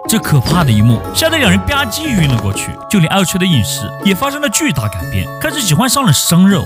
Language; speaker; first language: Chinese; native; Chinese